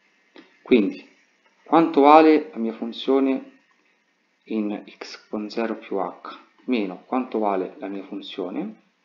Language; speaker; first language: Italian; native; Italian